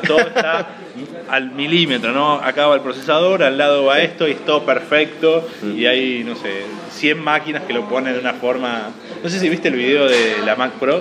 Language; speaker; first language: Spanish; native; Spanish